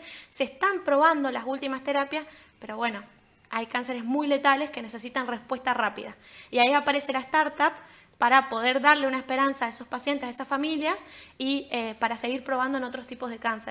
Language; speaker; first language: Spanish; native; Spanish